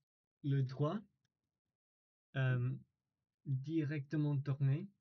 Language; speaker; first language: French; non-native, learner; English